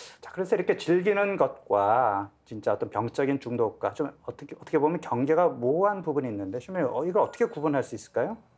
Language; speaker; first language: Korean; native; Korean